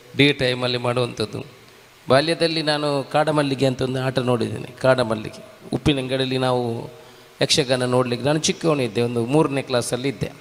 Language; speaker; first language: Kannada; non-native, local second language; Tulu